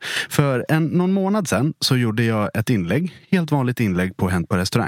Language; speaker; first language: Swedish; native; Swedish